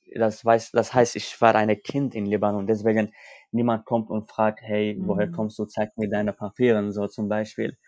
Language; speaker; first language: German; non-native, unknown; Armenian